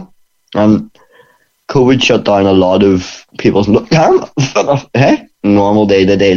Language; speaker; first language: English; native; English